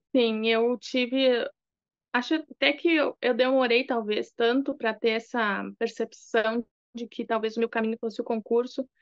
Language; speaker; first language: Portuguese; native; Portuguese